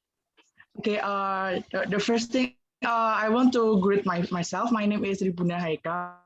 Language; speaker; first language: English; non-native, learner; Indonesian